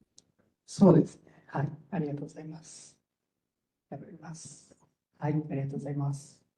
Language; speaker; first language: Japanese; native; Japanese